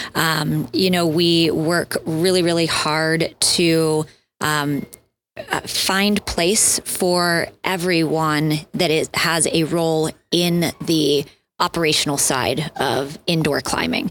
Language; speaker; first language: English; native; English